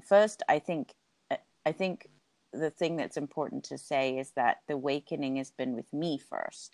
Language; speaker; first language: English; native; English